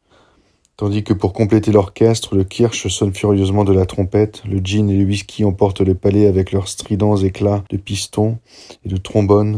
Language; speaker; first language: French; native; French